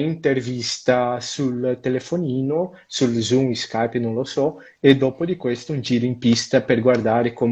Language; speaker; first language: Italian; non-native, learner; Portuguese